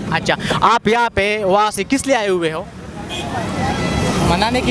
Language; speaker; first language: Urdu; non-native, local second language; Pashto